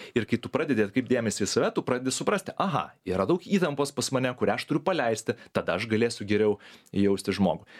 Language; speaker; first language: Lithuanian; native; Lithuanian